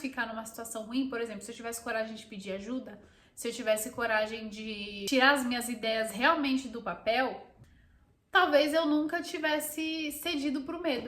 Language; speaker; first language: Portuguese; native; Portuguese